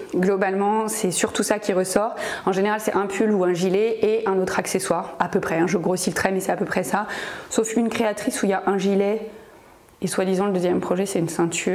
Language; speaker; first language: French; native; French